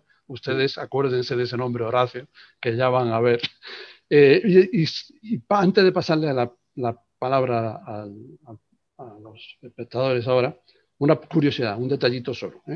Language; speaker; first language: Spanish; native; Spanish